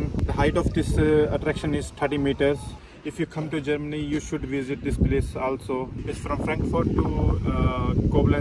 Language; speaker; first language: English; non-native, fluent; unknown